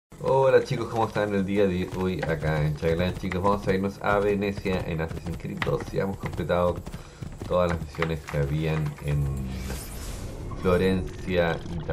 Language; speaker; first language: Spanish; native; Spanish